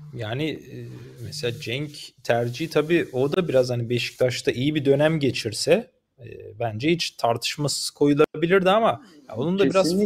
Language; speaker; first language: Turkish; native; Turkish